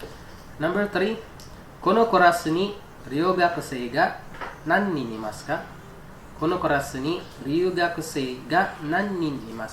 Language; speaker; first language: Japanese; non-native, fluent; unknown